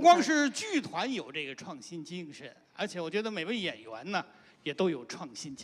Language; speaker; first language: Chinese; native; Chinese